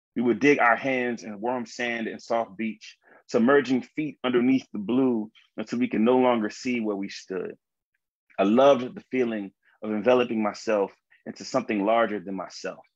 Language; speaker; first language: English; native; English